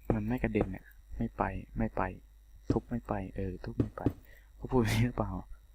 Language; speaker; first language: Thai; native; Thai